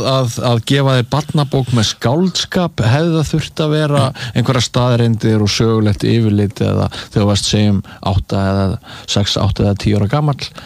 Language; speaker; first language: Icelandic; native; Icelandic